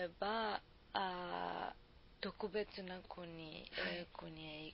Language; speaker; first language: Japanese; non-native, learner; Serbian